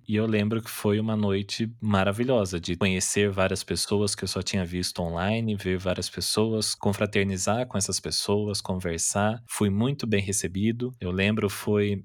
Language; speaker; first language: Portuguese; native; Portuguese